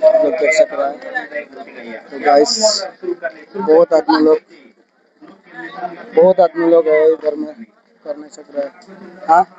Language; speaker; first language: Hindi; non-native, local second language; Bangla